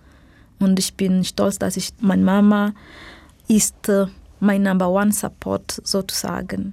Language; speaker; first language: German; non-native, learner; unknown